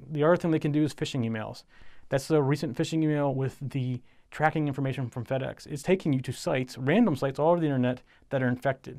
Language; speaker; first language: English; native; English